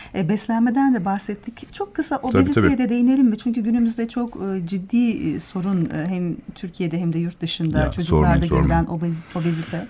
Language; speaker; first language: Turkish; native; Turkish